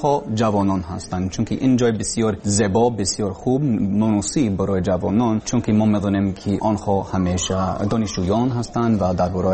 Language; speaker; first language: Persian; non-native, learner; English